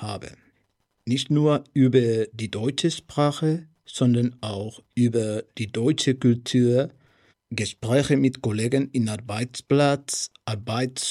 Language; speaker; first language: German; non-native, learner; Spanish